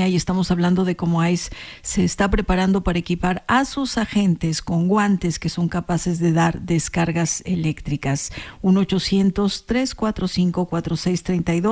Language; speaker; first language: Spanish; native; Spanish